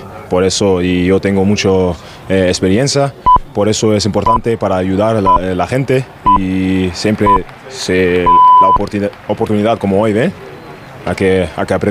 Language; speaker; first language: Spanish; non-native, learner; German